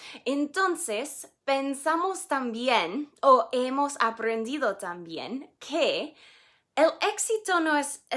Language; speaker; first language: Spanish; non-native, fluent; English